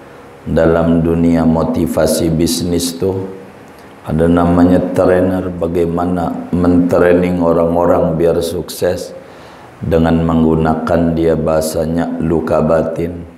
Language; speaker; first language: Indonesian; native; Indonesian